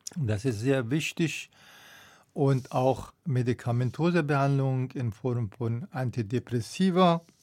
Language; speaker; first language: German; non-native, fluent; Persian